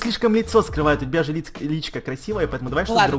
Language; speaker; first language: Russian; native; Russian